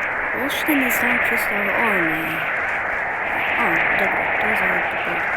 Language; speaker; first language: Bulgarian; early bilingual, heritage; Bulgarian